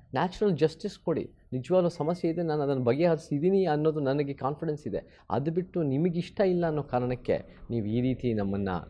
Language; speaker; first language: Kannada; early bilingual, heritage; Kannada